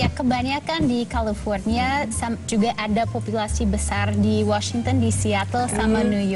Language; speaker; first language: Indonesian; non-native, fluent; English